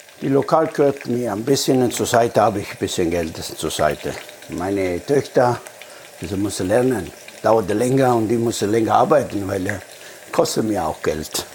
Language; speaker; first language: German; non-native, fluent; Italian